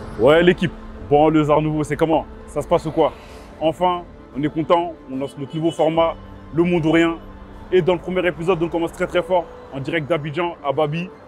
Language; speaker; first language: French; early bilingual, other home language; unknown